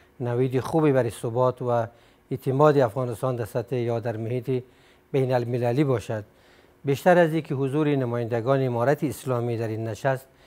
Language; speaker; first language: Persian; native; Persian